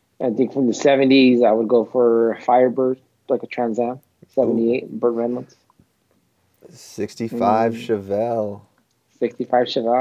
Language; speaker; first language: English; native; English